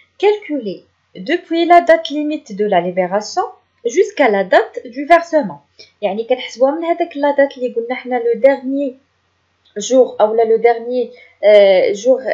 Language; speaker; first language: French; non-native, local second language; Arabic